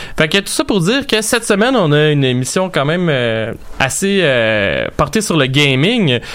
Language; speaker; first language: French; native; French